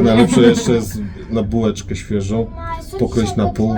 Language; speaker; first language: Polish; native; Polish